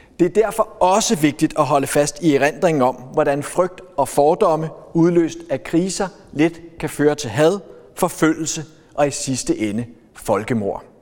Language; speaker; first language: Danish; native; Danish